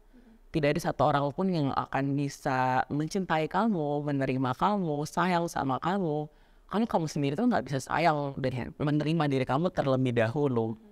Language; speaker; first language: Indonesian; native; Indonesian